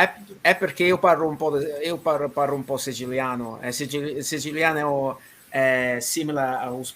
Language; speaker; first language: Italian; non-native, learner; English